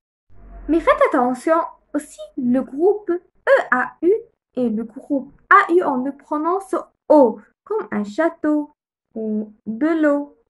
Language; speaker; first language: French; non-native, fluent; Arabic